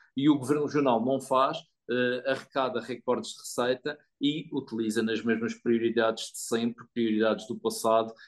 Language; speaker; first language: Portuguese; native; Portuguese